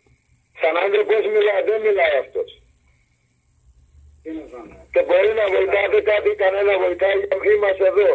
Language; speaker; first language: Greek; non-native, learner; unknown